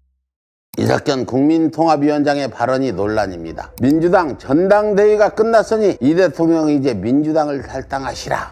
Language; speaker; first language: Korean; native; Korean